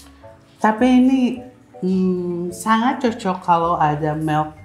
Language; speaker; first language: Indonesian; native; Indonesian